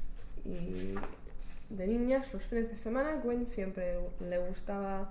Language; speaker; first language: Spanish; non-native, learner; English